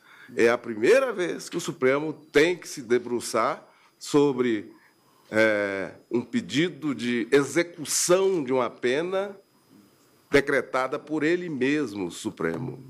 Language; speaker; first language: Portuguese; native; Portuguese